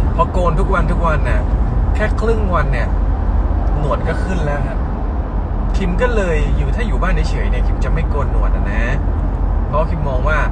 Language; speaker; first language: Thai; native; Thai